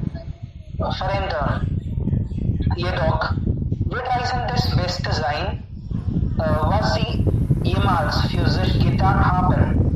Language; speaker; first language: German; non-native, learner; Hindi